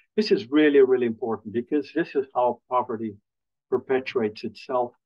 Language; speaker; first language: English; non-native, fluent; Portuguese